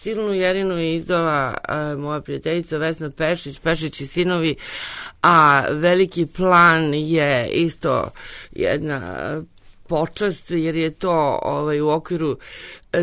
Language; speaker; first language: Serbian; native; Serbian